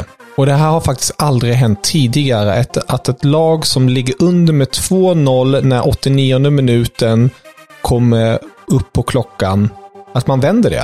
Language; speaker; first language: Swedish; native; Swedish